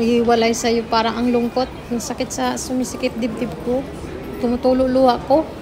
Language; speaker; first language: Filipino; native; Filipino